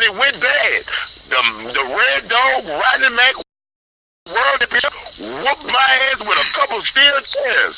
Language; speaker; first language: English; native; English